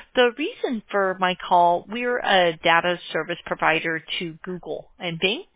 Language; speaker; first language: English; native; English